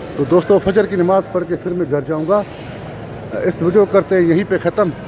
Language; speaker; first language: Urdu; non-native, local second language; Sindhi